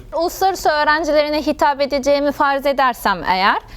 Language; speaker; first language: Turkish; non-native, fluent; Arabic